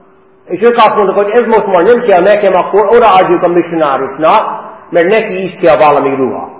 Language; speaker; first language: Hungarian; non-native, fluent; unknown